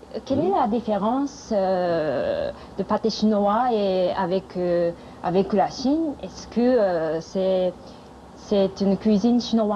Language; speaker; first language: French; non-native, fluent; Japanese